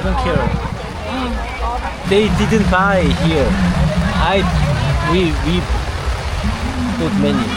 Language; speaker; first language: English; non-native, learner; Korean